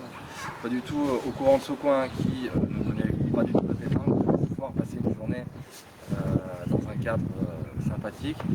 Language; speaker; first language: French; native; French